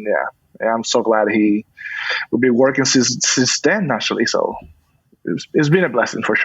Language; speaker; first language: English; non-native, fluent; Spanish